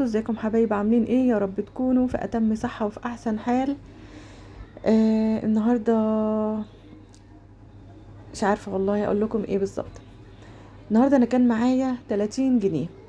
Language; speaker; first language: Arabic; native; Arabic